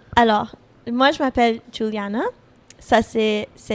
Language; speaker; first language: French; non-native, fluent; English